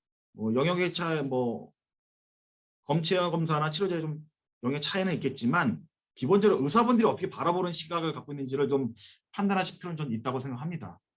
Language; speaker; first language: Korean; native; Korean